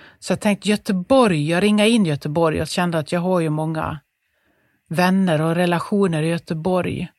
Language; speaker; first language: Swedish; native; Swedish